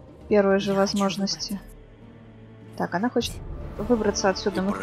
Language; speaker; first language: Russian; native; Russian